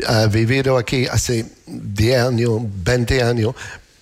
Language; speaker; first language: Spanish; non-native, learner; English